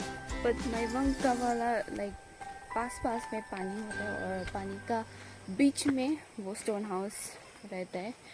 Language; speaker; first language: Hindi; non-native, local second language; Assamese